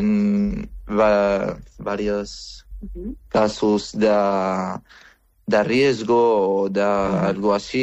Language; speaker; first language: Catalan; non-native, fluent; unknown